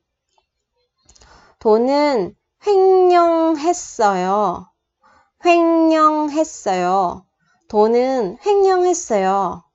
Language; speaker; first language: Korean; non-native, fluent; Vietnamese